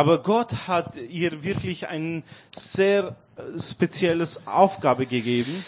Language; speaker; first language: German; non-native, learner; Romanian